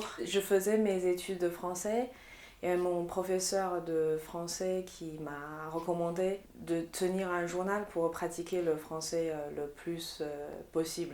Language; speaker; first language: French; non-native, fluent; Chinese